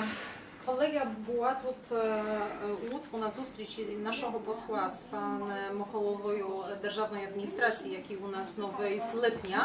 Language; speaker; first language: Ukrainian; non-native, fluent; Polish